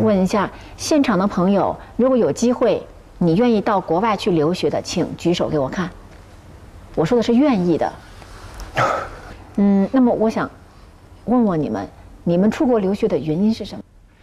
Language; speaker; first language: Chinese; native; Chinese